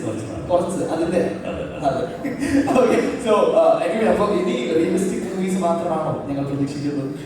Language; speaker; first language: Malayalam; native; Malayalam